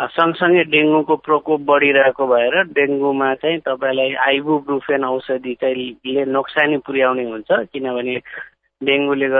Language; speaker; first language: Nepali; non-native, local second language; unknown